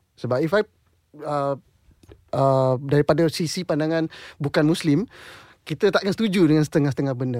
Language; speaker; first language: Malay; non-native, local second language; English